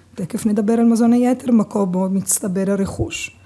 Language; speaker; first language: Hebrew; non-native, fluent; Italian